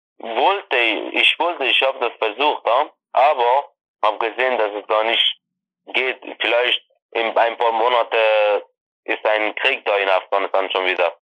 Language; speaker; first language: German; non-native, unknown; Persian